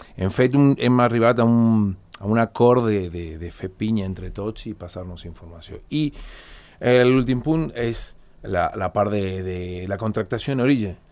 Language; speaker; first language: Catalan; non-native, fluent; Spanish